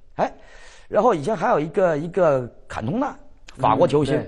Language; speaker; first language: Chinese; native; Chinese